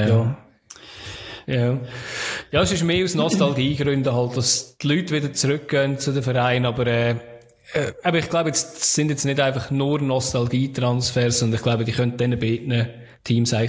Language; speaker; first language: German; native; German